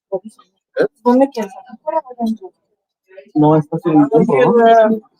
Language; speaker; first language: Spanish; non-native, learner; English